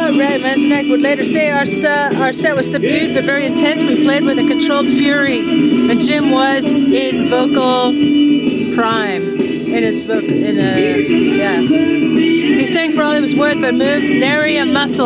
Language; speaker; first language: English; native; English